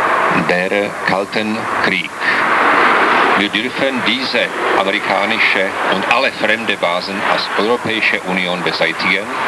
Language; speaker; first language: German; non-native, learner; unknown